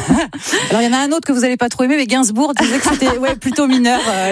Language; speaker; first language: French; native; French